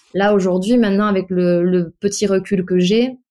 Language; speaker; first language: French; native; French